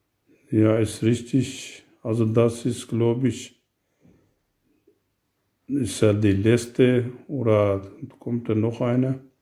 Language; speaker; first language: German; non-native, learner; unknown